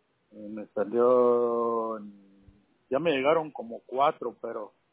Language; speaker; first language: Spanish; native; Spanish